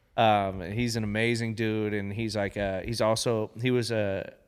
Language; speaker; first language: English; native; English